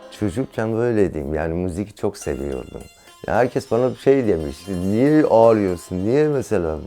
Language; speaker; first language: Turkish; non-native, learner; Persian